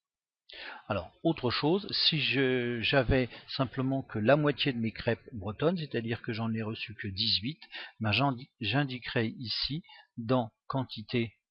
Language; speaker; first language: French; native; French